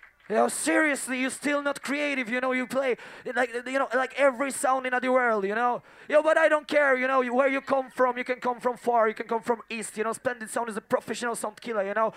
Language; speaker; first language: English; non-native, fluent; Polish